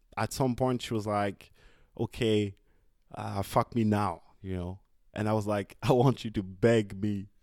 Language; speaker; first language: English; non-native, fluent; French